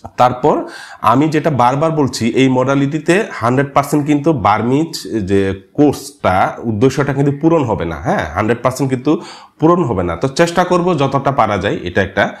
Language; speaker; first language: Bangla; non-native, local second language; Marma